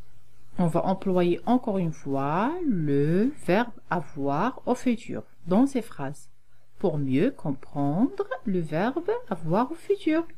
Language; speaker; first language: French; non-native, local second language; Arabic